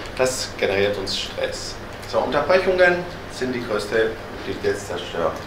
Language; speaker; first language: German; non-native, fluent; Spanish